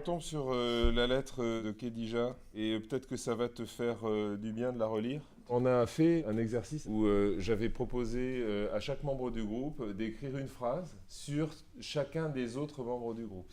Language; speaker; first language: French; native; French